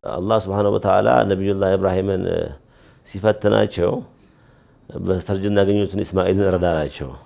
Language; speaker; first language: Amharic; native; Amharic